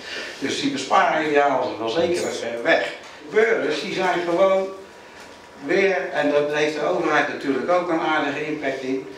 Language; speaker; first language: Dutch; native; Dutch